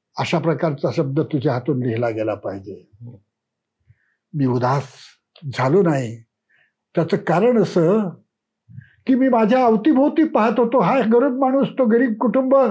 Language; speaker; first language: Marathi; native; Marathi